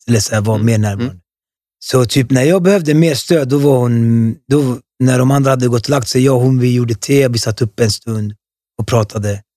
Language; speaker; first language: Swedish; early bilingual, other home language; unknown